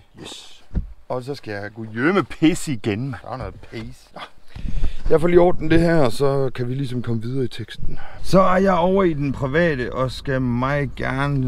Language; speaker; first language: Danish; native; Danish